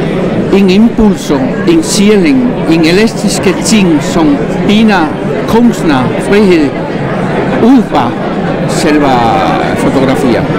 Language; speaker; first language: Danish; non-native, fluent; Spanish